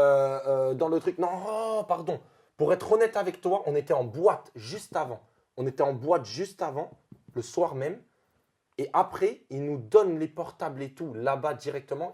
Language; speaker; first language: French; native; French